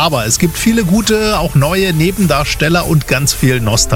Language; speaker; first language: German; native; German